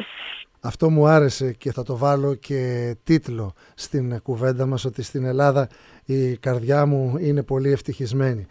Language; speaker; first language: Greek; native; Greek